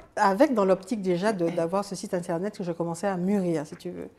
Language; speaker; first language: French; native; French